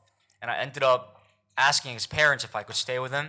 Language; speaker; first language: English; early bilingual, other home language; Korean